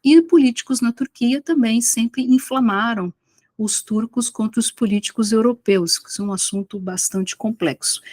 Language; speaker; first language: Portuguese; native; Portuguese